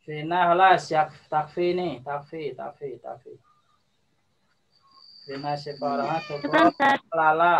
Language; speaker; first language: Arabic; non-native, fluent; Indonesian